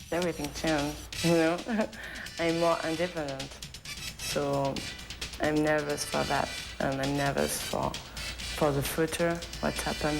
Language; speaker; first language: English; non-native, learner; French